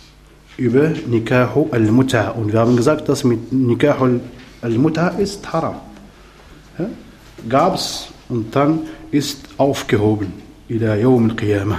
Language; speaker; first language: German; non-native, learner; Arabic